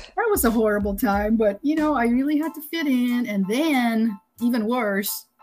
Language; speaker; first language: English; non-native, fluent; Dutch